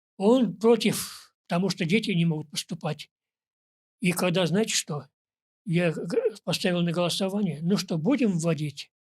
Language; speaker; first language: Russian; non-native, local second language; Tatar